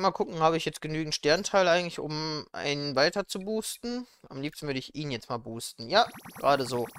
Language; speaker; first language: German; native; German